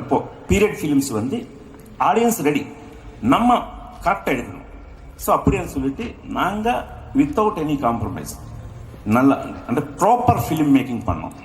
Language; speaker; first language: Tamil; non-native, fluent; Telugu